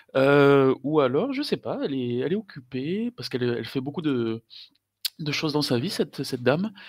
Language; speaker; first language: French; native; French